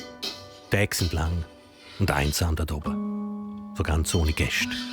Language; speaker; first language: German; native; German